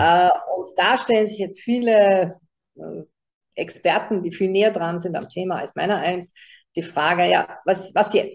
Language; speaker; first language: German; native; German